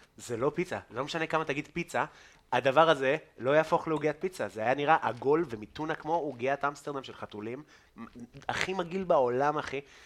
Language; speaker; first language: Hebrew; native; Hebrew